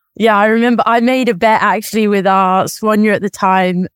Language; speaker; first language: English; native; English